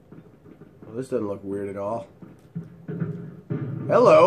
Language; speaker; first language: English; native; English